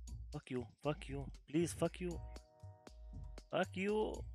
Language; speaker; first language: English; non-native, learner; Lithuanian